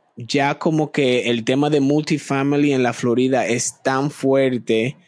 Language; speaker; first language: Spanish; native; Spanish